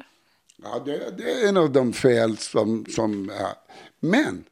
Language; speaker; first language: Swedish; non-native, learner; Arabic